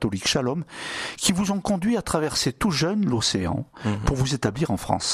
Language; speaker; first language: French; native; French